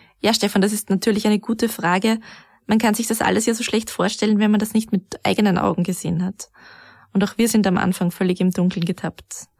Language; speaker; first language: German; native; German